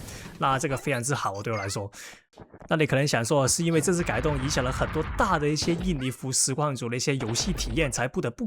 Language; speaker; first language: Chinese; non-native, local second language; Cantonese